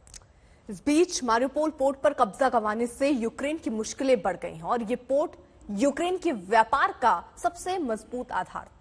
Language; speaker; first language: Hindi; native; Hindi